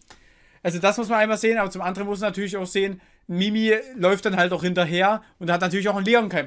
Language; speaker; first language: German; native; German